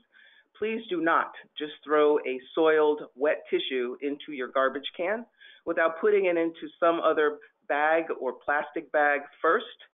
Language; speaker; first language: English; native; English